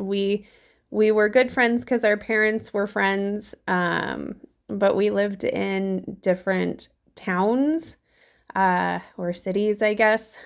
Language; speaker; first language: English; native; English